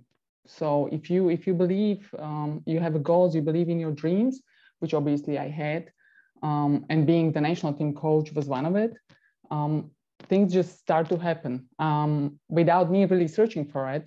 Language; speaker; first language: English; non-native, fluent; Slovak